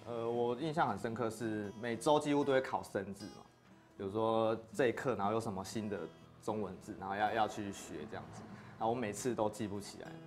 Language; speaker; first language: Chinese; native; Chinese